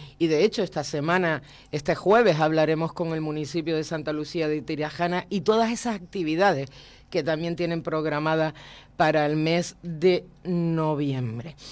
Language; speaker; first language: Spanish; native; Spanish